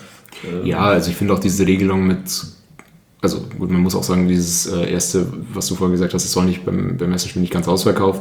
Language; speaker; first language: German; native; German